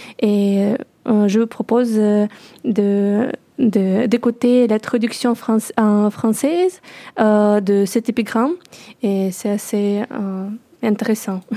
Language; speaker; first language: French; non-native, learner; Russian